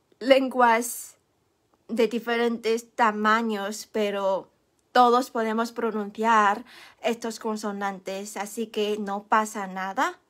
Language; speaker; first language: Spanish; non-native, fluent; Chinese